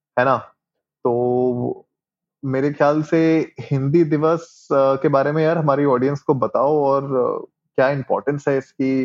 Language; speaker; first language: Hindi; native; Hindi